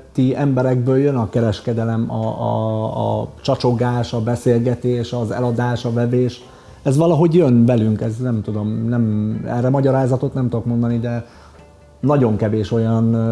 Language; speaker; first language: Hungarian; early bilingual, other home language; Arabic